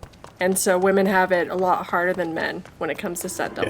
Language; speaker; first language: English; native; English